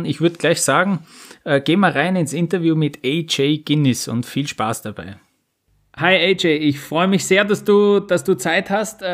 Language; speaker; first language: German; native; German